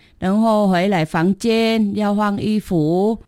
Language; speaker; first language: Chinese; non-native, learner; Vietnamese